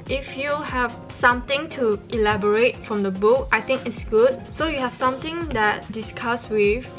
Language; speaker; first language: English; non-native, local second language; Chinese